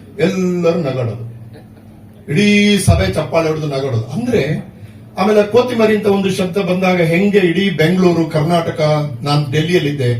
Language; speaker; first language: Kannada; non-native, local second language; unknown